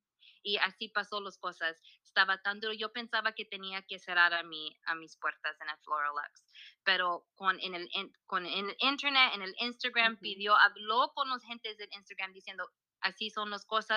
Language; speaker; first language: Spanish; early bilingual, heritage; Spanish